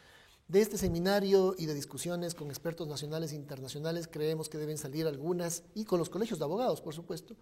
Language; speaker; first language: Spanish; native; Spanish